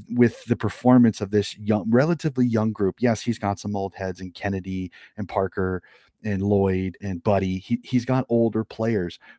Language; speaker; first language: English; native; English